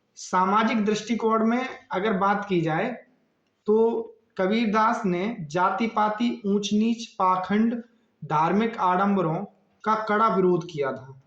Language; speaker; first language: Hindi; native; Hindi